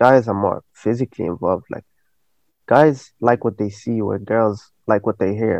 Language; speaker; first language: English; native; English